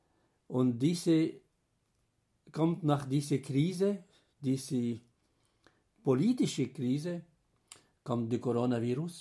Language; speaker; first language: German; non-native, fluent; Arabic